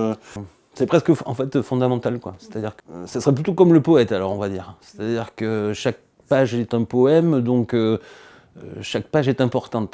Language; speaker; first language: French; native; French